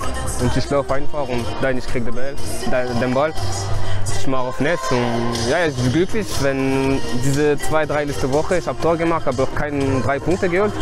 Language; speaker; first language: German; non-native, learner; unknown